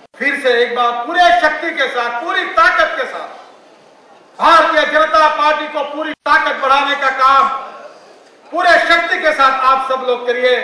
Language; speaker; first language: Hindi; non-native, local second language; Marathi